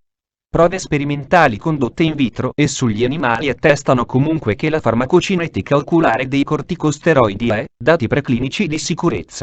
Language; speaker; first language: Italian; native; Italian